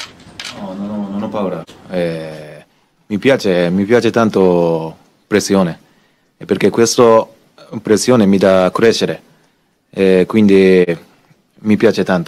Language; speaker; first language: Italian; non-native, learner; Japanese